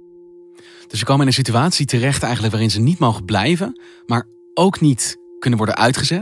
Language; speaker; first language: Dutch; native; Dutch